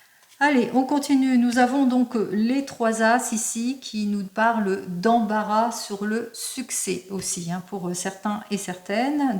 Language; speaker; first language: French; native; French